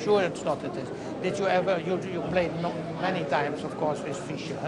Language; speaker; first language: English; non-native, fluent; Dutch